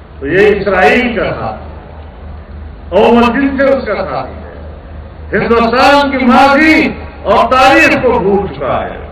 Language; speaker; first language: Urdu; non-native, local second language; Pashto